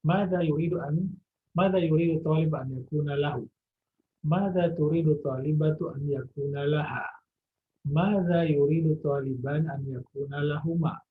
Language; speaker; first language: Arabic; non-native, fluent; Indonesian